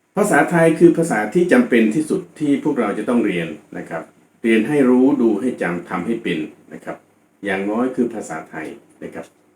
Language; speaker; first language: Thai; native; Thai